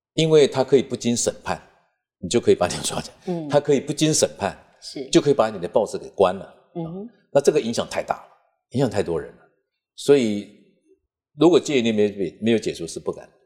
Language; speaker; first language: Chinese; native; Chinese